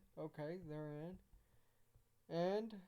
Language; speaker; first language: English; native; English